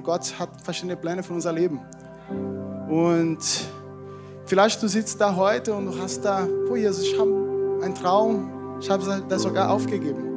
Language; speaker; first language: German; non-native, fluent; Portuguese